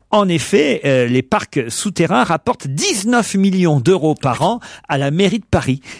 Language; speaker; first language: French; native; French